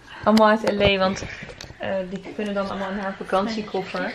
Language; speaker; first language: Dutch; native; Dutch